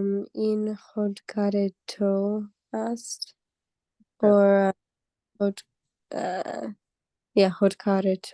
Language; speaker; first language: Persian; non-native, learner; English